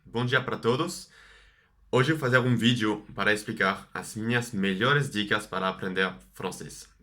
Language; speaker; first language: Portuguese; non-native, fluent; French